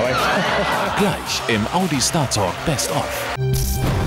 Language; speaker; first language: German; non-native, local second language; Swiss German